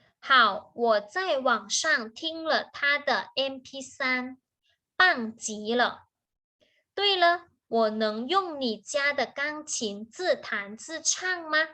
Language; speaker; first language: Chinese; non-native, fluent; Thai